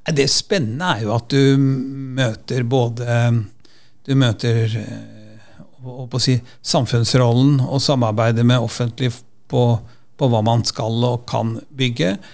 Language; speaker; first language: Norwegian; native; Norwegian